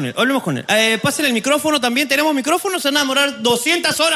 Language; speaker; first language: Spanish; native; Spanish